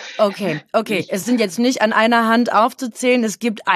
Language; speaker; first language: German; native; German